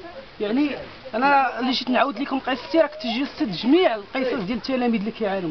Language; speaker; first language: Arabic; native; Arabic